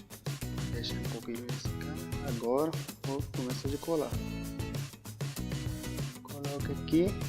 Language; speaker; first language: Portuguese; non-native, learner; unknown